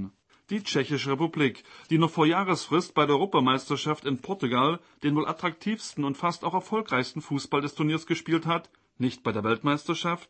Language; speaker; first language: German; native; German